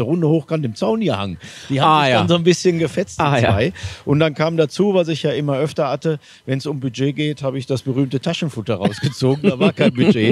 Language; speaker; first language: German; native; German